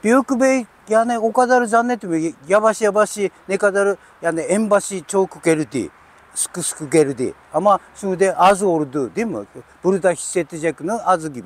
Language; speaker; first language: Turkish; non-native, learner; Japanese